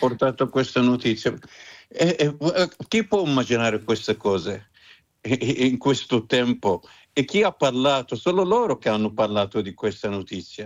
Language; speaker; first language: Italian; non-native, fluent; Arabic